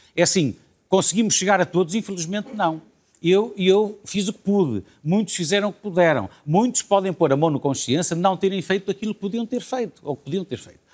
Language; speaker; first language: Portuguese; native; Portuguese